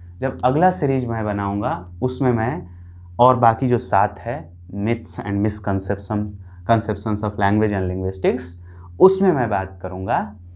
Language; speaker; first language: Hindi; non-native, local second language; Bhojpuri